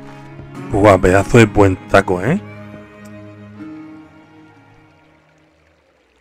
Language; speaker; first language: Spanish; native; Spanish